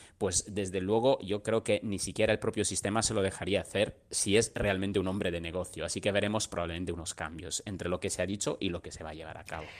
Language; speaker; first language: Spanish; non-native, fluent; Italian